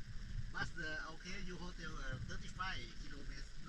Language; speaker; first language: English; non-native, learner; Thai